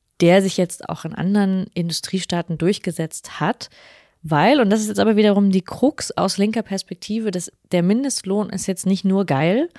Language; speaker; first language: German; native; German